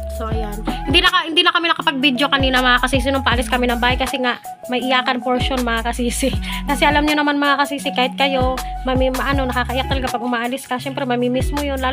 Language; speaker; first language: Filipino; non-native, local second language; Cebuano